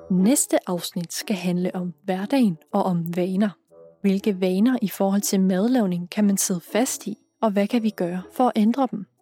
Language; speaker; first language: Danish; native; Danish